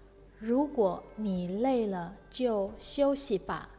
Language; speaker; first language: Chinese; non-native, fluent; Indonesian